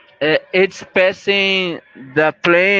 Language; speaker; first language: English; non-native, learner; Portuguese